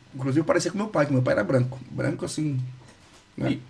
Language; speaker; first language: Portuguese; native; Portuguese